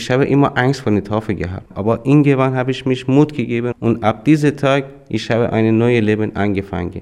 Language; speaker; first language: German; non-native, learner; Persian